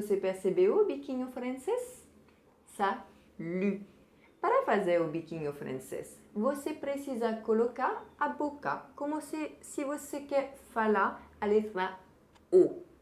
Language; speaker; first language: Portuguese; non-native, fluent; French